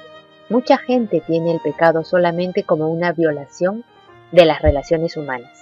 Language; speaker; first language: Spanish; native; Spanish